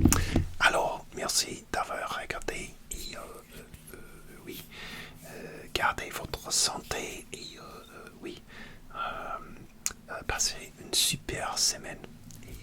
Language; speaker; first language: French; non-native, learner; English